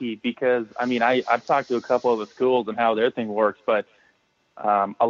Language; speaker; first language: English; native; English